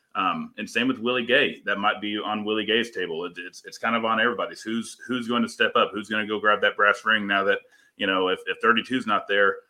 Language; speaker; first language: English; native; English